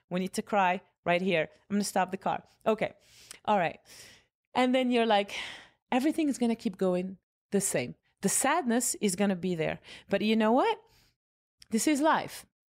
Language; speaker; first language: English; non-native, fluent; Arabic